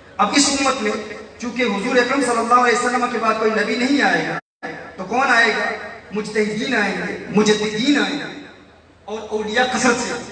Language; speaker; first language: Urdu; early bilingual, heritage; Urdu